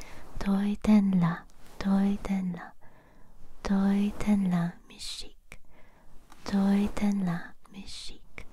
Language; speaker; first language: Vietnamese; non-native, learner; English